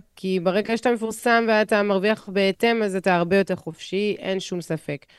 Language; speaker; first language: Hebrew; non-native, fluent; French